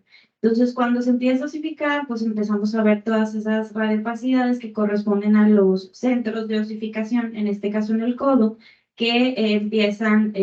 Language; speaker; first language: Spanish; native; Spanish